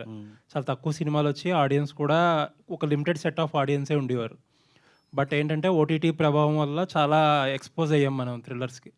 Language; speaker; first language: Telugu; native; Telugu